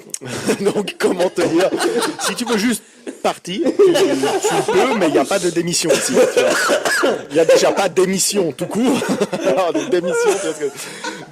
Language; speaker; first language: French; native; French